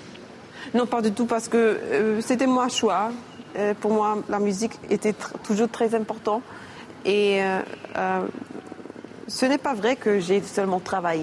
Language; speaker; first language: French; non-native, learner; German